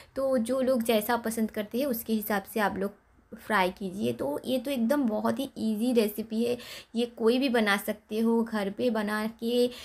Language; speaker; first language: Hindi; non-native, local second language; Bangla